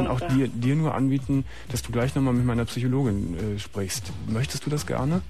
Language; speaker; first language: German; native; German